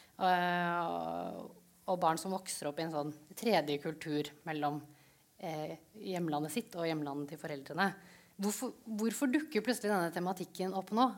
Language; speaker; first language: Norwegian; early bilingual, other home language; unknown